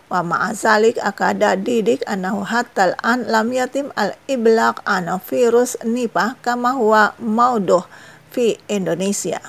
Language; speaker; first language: Arabic; non-native, fluent; Indonesian